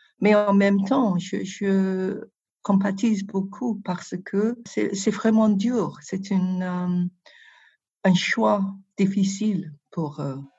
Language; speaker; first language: French; non-native, fluent; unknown